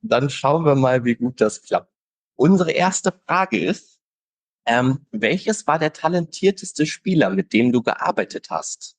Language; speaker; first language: German; native; German